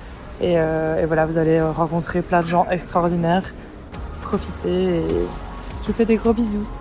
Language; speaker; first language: French; native; French